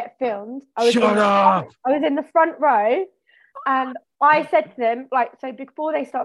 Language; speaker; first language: English; native; English